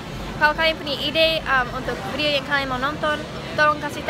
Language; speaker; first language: Indonesian; non-native, fluent; English